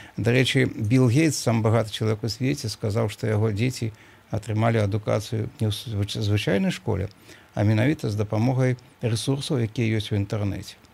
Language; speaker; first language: Belarusian; native; Belarusian